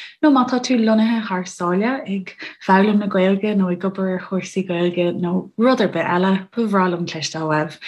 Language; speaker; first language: Irish; native; Irish